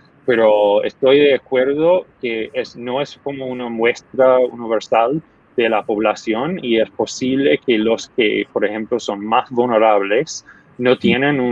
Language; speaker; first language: Spanish; non-native, fluent; English